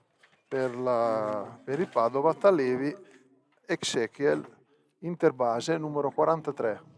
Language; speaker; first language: Italian; native; Italian